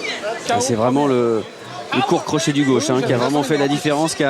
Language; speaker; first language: French; native; French